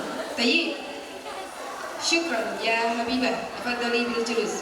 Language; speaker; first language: Arabic; non-native, learner; Indonesian